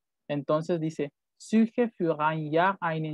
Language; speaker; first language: German; non-native, fluent; Spanish